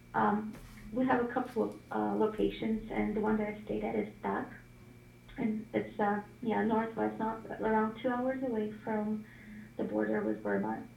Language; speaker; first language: English; non-native, fluent; Ukrainian